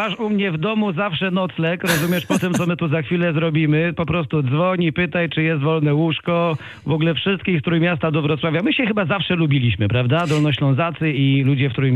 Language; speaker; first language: Polish; native; Polish